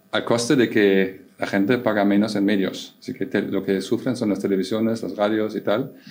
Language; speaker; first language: Spanish; non-native, fluent; German